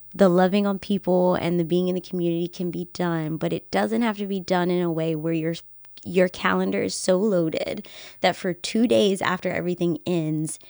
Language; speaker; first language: English; native; English